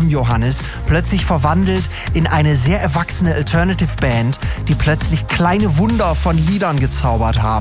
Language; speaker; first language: German; native; German